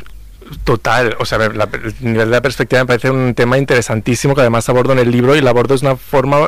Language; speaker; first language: Spanish; native; Spanish